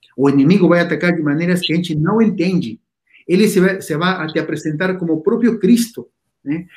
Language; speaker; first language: Portuguese; non-native, fluent; Spanish